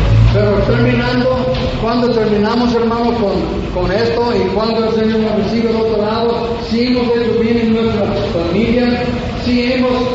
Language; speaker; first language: Spanish; non-native, fluent; English